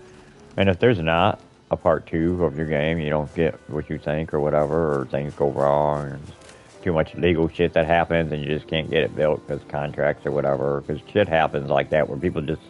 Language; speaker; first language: English; native; English